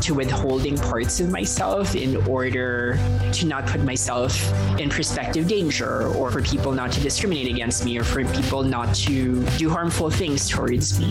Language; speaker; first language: English; non-native, local second language; Filipino